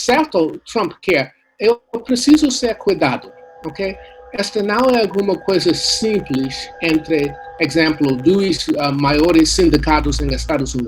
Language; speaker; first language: Portuguese; non-native, learner; English